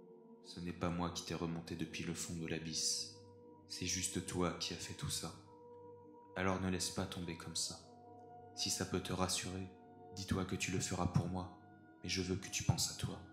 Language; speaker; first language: French; native; French